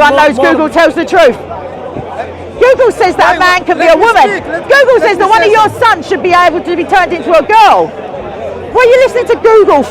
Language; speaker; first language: English; native; English